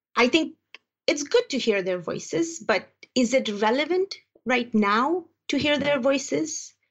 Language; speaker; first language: English; non-native, local second language; Uzbek